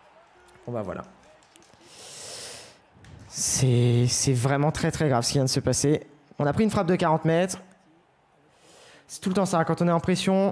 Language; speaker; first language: French; native; French